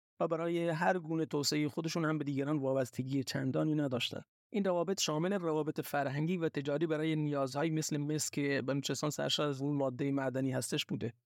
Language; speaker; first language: Persian; non-native, local second language; Baluchi